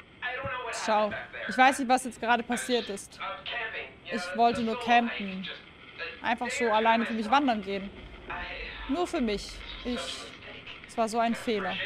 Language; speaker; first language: German; native; German